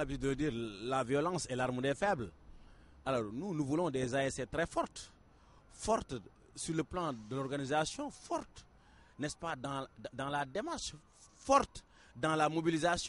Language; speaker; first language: French; non-native, local second language; Wolof